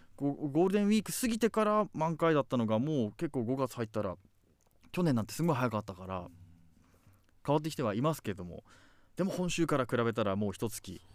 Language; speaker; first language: Japanese; native; Japanese